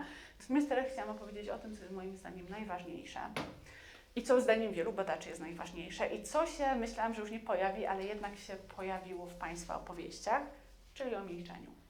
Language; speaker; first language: Polish; native; Polish